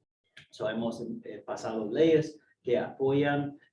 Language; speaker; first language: Spanish; non-native, fluent; English